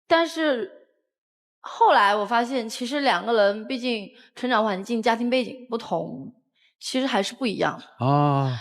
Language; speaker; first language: Chinese; native; Chinese